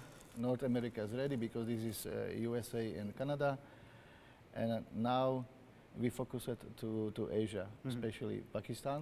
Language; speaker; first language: English; non-native, learner; Slovak